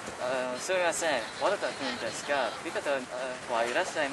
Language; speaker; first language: Japanese; non-native, learner; English